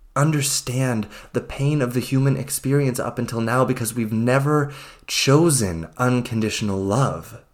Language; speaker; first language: English; native; English